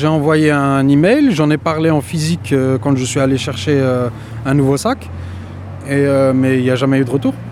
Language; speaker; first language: French; native; French